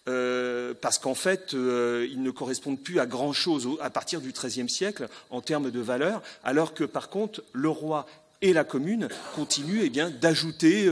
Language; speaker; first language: French; native; French